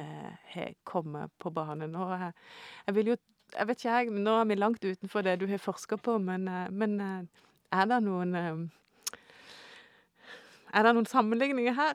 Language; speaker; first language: Norwegian; native; Norwegian